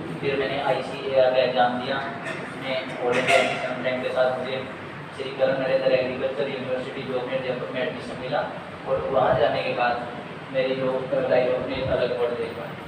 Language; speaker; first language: Hindi; native; Hindi